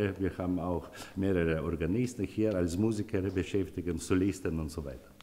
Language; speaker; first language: German; non-native, learner; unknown